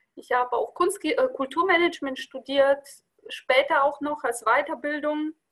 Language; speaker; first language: German; non-native, fluent; Bulgarian